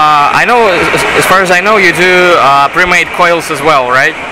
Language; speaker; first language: English; non-native, fluent; Russian